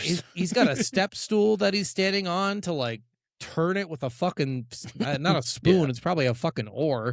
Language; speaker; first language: English; native; English